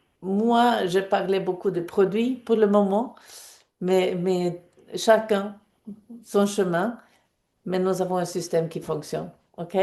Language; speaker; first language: French; non-native, fluent; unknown